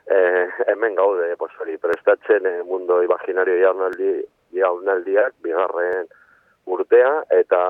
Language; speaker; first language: Basque; non-native, local second language; Spanish